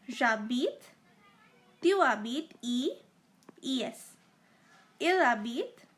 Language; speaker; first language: French; non-native, fluent; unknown